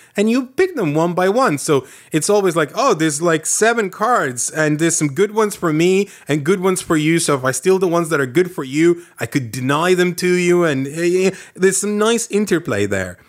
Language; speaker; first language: English; non-native, fluent; Lithuanian